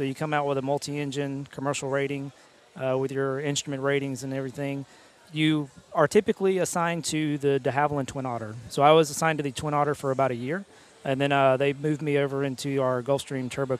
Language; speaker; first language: English; native; English